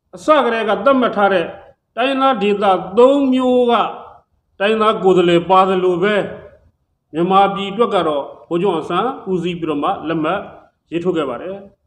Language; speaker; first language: Burmese; native; Burmese